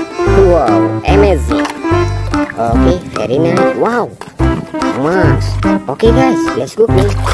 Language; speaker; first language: English; non-native, learner; Indonesian